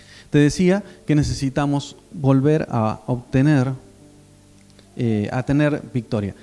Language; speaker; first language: Spanish; native; Spanish